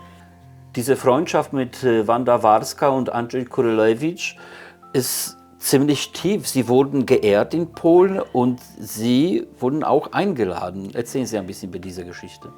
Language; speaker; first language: German; non-native, fluent; Polish